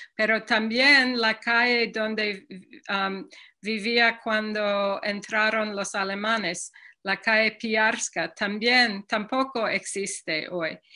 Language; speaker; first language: Spanish; non-native, fluent; English